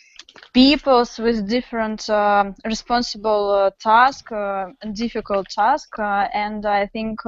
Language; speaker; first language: English; non-native, learner; Russian